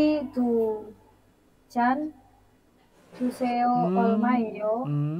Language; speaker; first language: Korean; non-native, learner; Indonesian